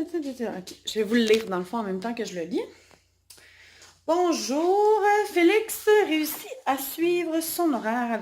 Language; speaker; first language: French; native; French